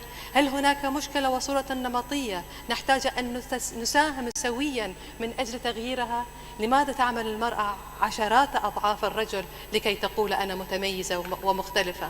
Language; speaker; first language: Arabic; native; Arabic